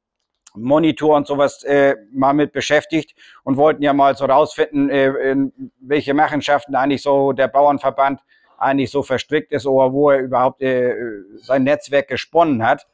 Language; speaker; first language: German; native; German